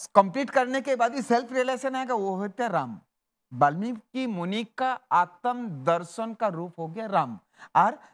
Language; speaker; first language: Hindi; non-native, local second language; Bangla